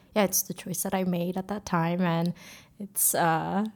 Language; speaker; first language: English; early bilingual, other home language; Korean